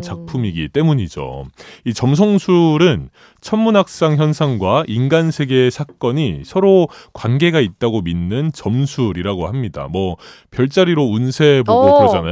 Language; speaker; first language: Korean; native; Korean